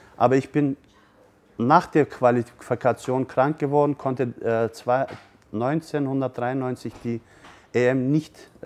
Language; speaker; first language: German; early bilingual, other home language; Turkish